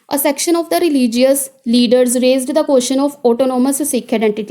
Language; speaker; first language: English; non-native, local second language; Punjabi